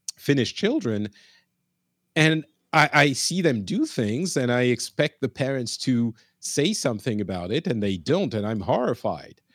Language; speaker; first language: English; non-native, fluent; Arabic